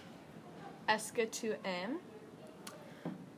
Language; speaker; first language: French; non-native, learner; English